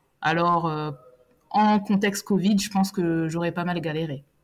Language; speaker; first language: French; native; French